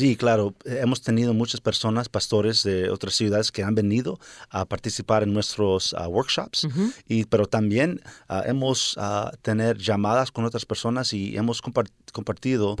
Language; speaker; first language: Spanish; early bilingual, heritage; Spanish